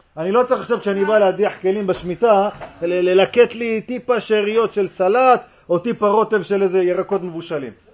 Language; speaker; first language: Hebrew; native; Hebrew